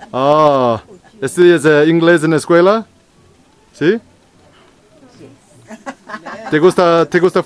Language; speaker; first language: Spanish; non-native, learner; English